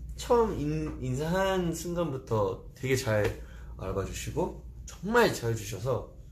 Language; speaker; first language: Korean; early bilingual, heritage; Korean